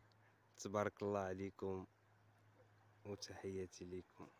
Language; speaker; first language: Arabic; native; Arabic